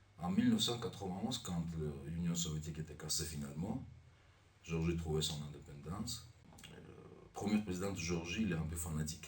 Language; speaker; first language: French; non-native, learner; Armenian